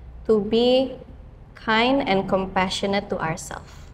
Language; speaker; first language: English; non-native, fluent; Indonesian